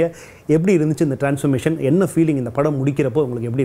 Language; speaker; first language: Tamil; native; Tamil